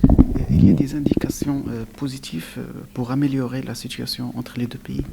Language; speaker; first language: French; non-native, local second language; Arabic